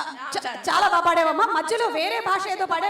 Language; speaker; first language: Telugu; native; Telugu